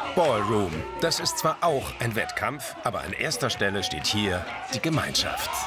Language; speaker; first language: German; native; German